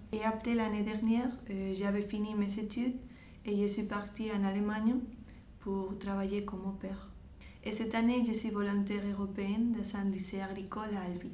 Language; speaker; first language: French; non-native, fluent; Spanish